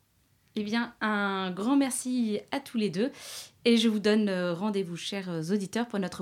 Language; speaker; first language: French; native; French